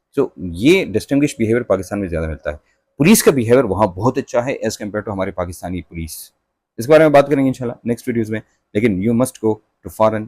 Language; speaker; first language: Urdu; native; Urdu